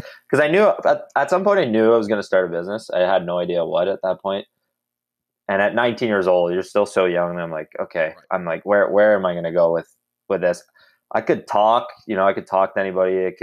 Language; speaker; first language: English; native; English